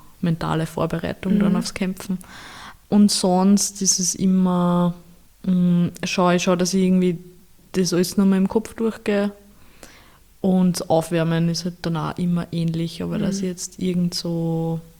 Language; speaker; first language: German; native; German